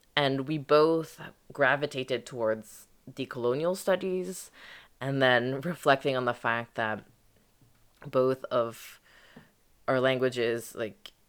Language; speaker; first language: English; early bilingual, other home language; French